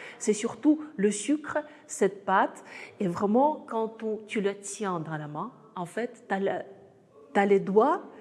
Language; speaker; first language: French; non-native, fluent; Russian